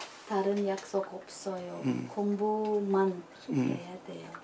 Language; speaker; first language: Korean; non-native, learner; Russian